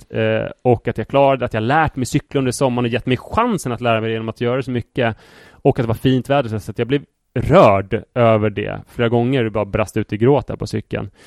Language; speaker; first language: Swedish; native; Swedish